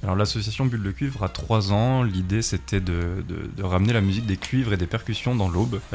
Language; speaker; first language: French; native; French